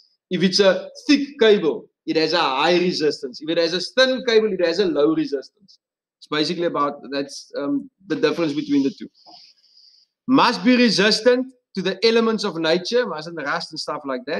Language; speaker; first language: English; non-native, local second language; Afrikaans